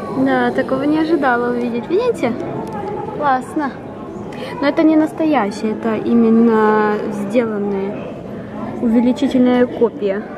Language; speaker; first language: Russian; native; Russian